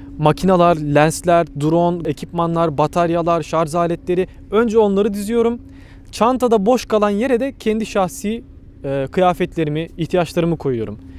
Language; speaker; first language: Turkish; native; Turkish